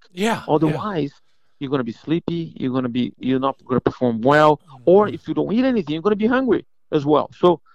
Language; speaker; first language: English; non-native, fluent; Portuguese